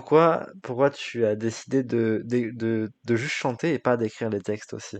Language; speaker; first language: French; native; French